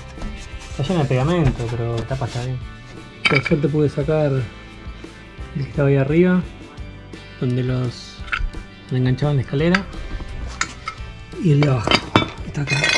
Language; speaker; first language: Spanish; native; Spanish